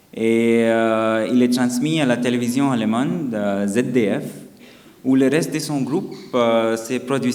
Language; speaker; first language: French; non-native, fluent; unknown